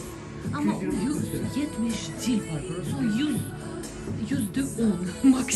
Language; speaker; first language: Turkish; non-native, learner; Russian